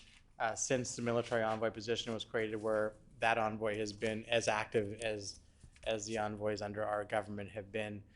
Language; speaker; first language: English; native; English